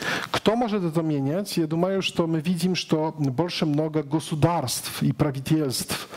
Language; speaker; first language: Russian; non-native, learner; Polish